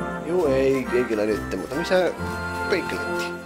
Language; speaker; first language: Finnish; native; Finnish